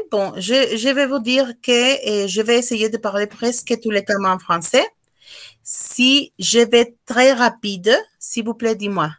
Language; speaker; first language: French; non-native, fluent; Spanish